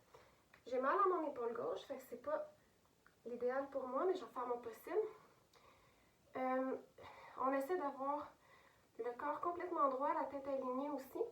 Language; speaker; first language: French; native; French